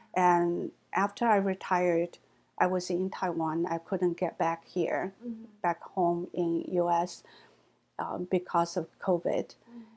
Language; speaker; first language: English; non-native, fluent; Chinese